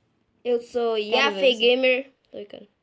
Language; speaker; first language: Portuguese; native; Portuguese